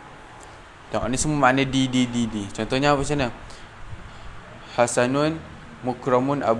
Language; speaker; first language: Malay; native; Malay